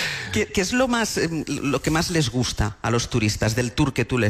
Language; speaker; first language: Spanish; native; Spanish